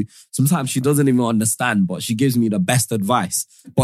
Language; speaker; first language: English; non-native, local second language; Yoruba